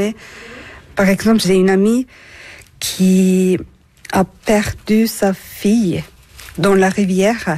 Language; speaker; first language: French; non-native, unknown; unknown